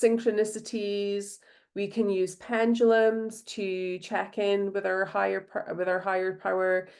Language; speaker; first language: English; native; English